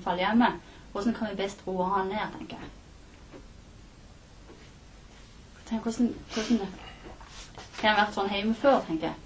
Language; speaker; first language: Norwegian; native; Norwegian